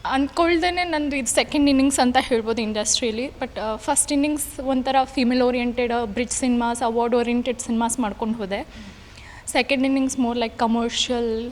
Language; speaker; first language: Kannada; native; Kannada